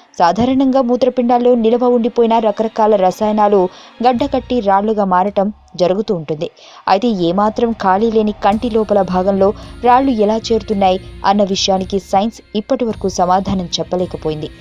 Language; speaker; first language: Telugu; native; Telugu